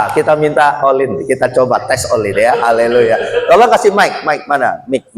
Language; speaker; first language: Indonesian; native; Indonesian